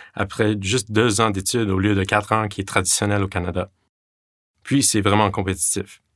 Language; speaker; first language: French; non-native, fluent; English